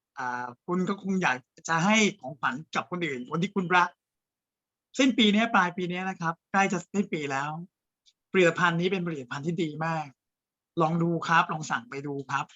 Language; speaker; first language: Thai; native; Thai